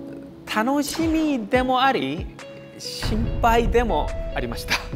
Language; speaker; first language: Japanese; non-native, learner; Korean